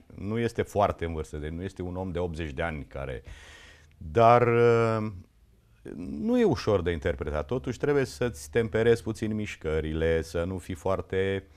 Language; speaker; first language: Romanian; native; Romanian